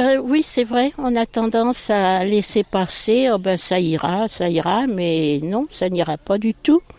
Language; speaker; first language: French; native; French